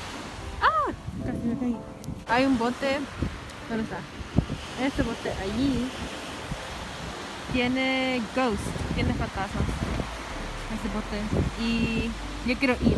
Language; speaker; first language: Spanish; early bilingual, heritage; Spanish